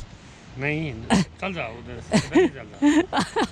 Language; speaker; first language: Hindi; non-native, learner; Nepali